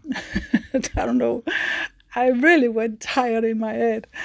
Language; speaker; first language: English; non-native, fluent; Danish